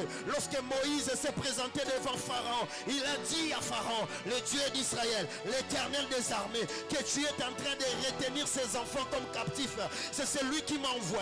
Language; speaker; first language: French; non-native, local second language; Lingala